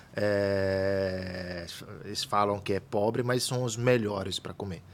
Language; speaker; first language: Portuguese; non-native, fluent; Italian